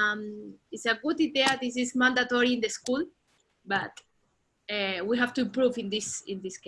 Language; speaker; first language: English; non-native, learner; Spanish